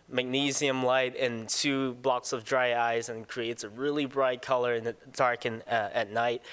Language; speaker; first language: English; non-native, local second language; Cantonese